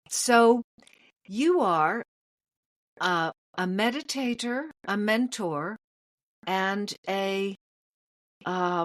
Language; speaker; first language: English; native; English